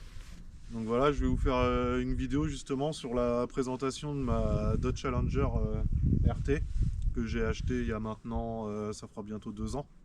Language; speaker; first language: French; native; French